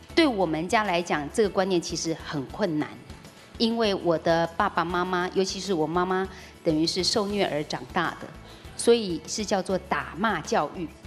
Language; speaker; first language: Chinese; native; Chinese